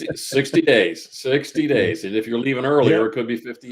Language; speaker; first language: English; native; English